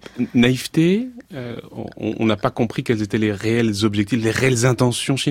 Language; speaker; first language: French; native; French